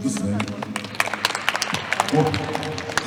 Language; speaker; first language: Russian; native; Russian